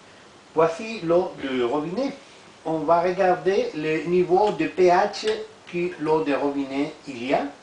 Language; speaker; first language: French; non-native, learner; Italian